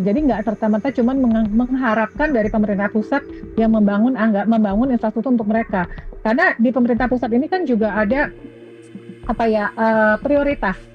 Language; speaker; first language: Indonesian; native; Indonesian